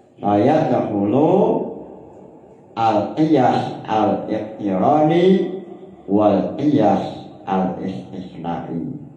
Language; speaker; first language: Arabic; non-native, fluent; Indonesian